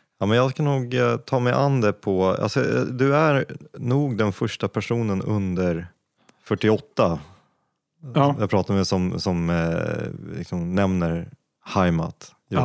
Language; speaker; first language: Swedish; native; Swedish